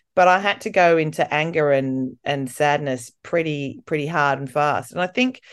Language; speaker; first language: English; native; English